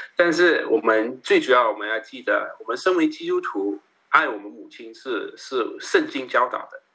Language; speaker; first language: Chinese; native; Chinese